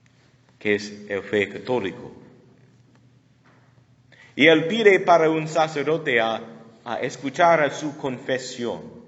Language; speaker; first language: Spanish; non-native, learner; English